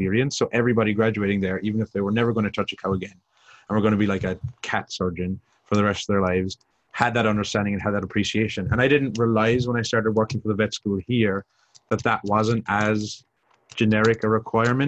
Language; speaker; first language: English; native; English